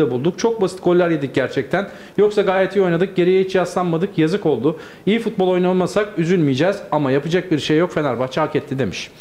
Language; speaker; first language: Turkish; native; Turkish